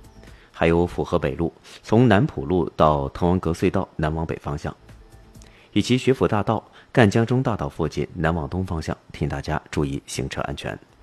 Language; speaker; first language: Chinese; native; Chinese